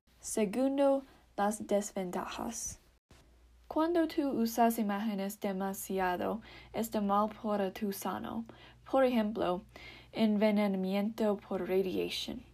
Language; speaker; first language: Spanish; non-native, learner; English